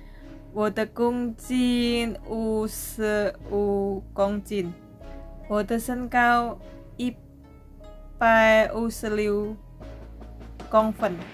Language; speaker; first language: Chinese; non-native, learner; Indonesian